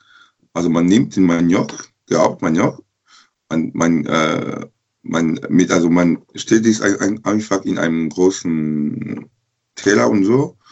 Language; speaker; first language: German; non-native, local second language; French